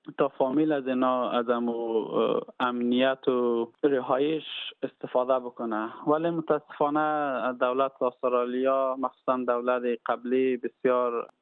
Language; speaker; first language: Persian; native; Persian